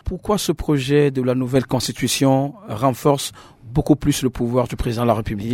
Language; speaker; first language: French; non-native, local second language; Sango